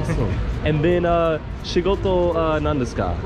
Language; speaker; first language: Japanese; non-native, learner; English